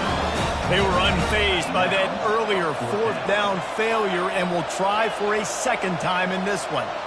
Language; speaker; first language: English; native; English